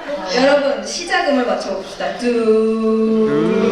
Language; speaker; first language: Korean; native; Korean